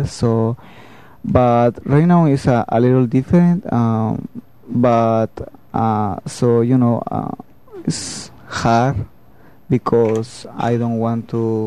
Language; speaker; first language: English; non-native, learner; Spanish